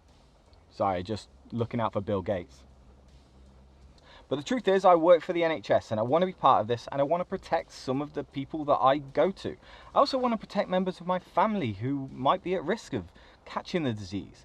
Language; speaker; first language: English; native; English